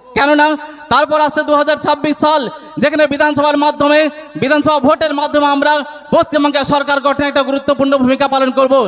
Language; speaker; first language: Bangla; non-native, local second language; Santali